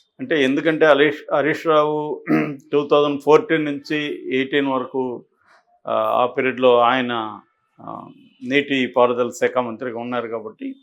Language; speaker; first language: Telugu; native; Telugu